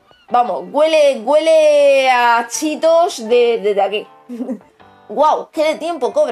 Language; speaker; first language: Spanish; native; Spanish